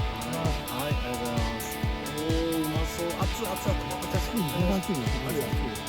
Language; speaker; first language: Japanese; native; Japanese